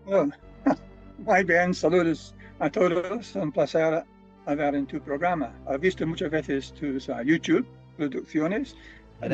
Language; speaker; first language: Spanish; non-native, fluent; English